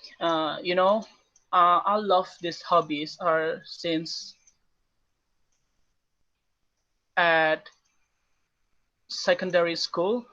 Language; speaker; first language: English; non-native, learner; Indonesian